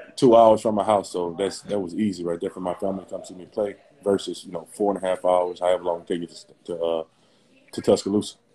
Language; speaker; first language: English; native; English